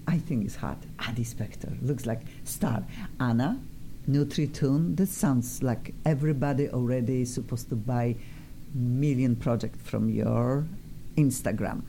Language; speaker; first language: English; non-native, fluent; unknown